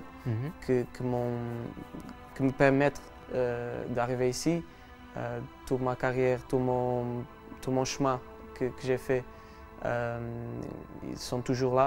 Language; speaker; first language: French; non-native, learner; Portuguese